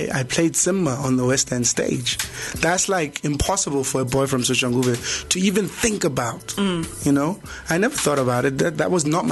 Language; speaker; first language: English; non-native, local second language; Zulu